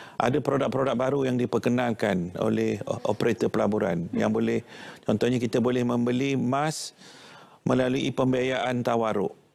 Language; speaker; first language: Malay; native; Malay